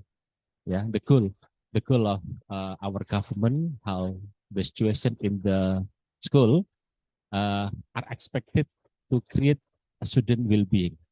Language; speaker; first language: English; non-native, learner; Indonesian